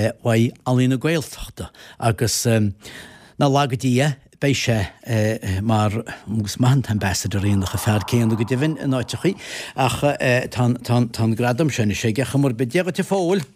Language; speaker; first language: Irish; native; Irish